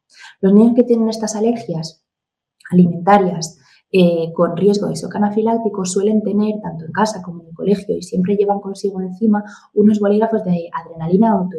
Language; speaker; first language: Spanish; native; Spanish